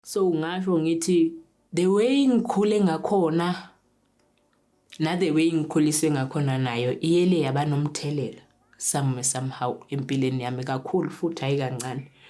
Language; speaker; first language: Zulu; non-native, local second language; Southern Sotho